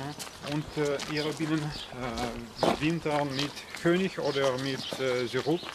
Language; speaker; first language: German; non-native, learner; Russian